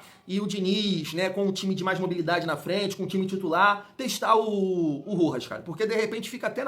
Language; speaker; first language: Portuguese; native; Portuguese